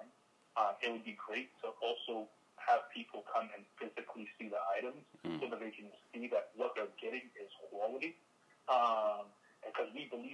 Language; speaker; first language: English; non-native, local second language; Igbo